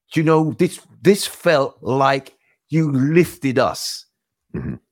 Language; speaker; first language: English; native; English